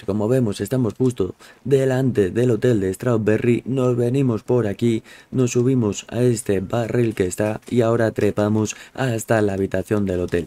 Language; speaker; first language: Spanish; native; Spanish